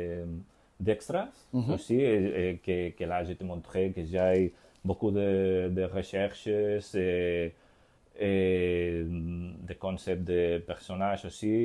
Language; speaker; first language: French; non-native, learner; Spanish